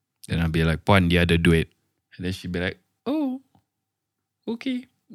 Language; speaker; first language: English; non-native, local second language; Malay